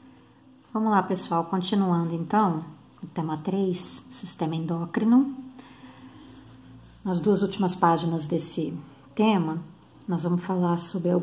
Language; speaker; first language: Portuguese; native; Portuguese